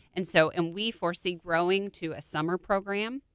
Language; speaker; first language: English; native; English